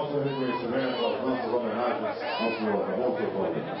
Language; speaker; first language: Portuguese; native; Portuguese